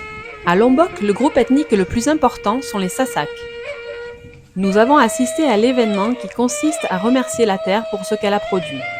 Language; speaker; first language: French; native; French